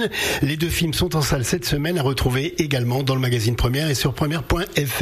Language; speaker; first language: French; native; French